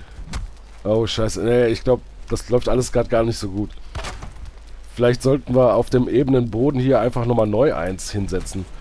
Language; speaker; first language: German; native; German